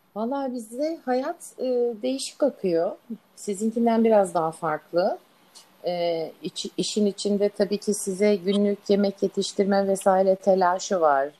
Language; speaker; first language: Turkish; native; Turkish